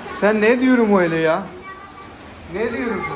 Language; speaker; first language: Turkish; non-native, learner; Urdu